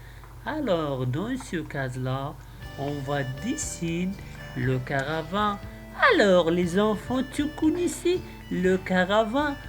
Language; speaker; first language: French; non-native, local second language; Arabic